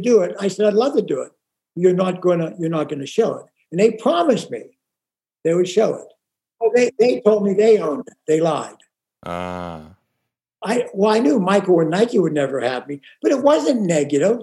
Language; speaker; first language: English; native; English